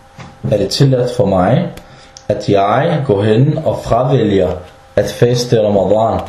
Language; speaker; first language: Danish; early bilingual, other home language; Arabic